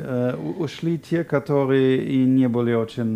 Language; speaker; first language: Russian; non-native, fluent; German